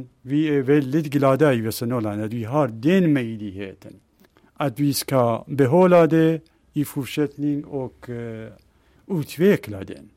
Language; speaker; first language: Swedish; non-native, fluent; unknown